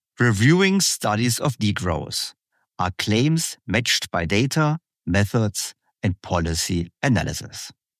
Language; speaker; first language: English; non-native, fluent; German